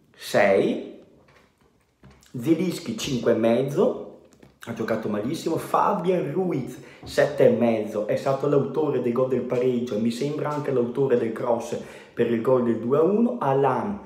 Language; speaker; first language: Italian; native; Italian